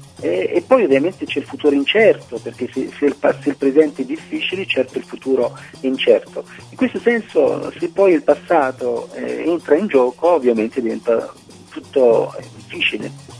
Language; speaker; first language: Italian; non-native, fluent; Arabic